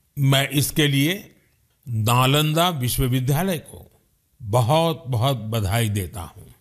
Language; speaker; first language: Hindi; non-native, local second language; Gujarati